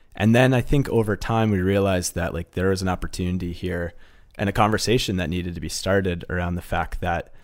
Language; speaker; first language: English; native; English